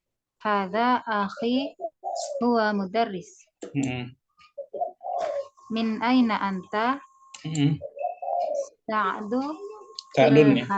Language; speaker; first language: Arabic; non-native, learner; Indonesian